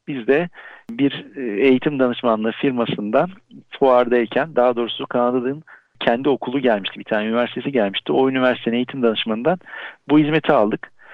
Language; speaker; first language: Turkish; native; Turkish